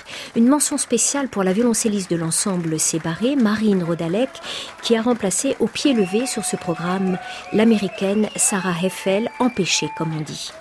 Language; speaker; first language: French; native; French